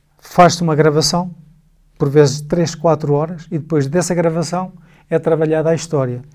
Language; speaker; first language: Portuguese; native; Portuguese